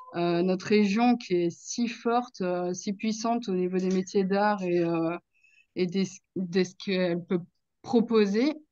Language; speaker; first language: French; native; French